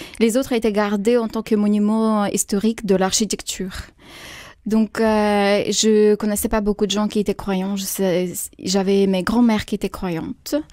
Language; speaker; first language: French; non-native, fluent; Russian